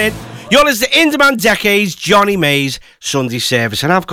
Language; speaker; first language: English; native; English